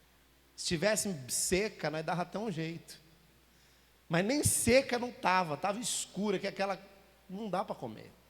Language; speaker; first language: Portuguese; native; Portuguese